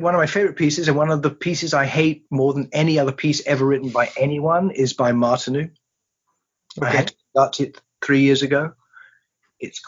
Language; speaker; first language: English; native; English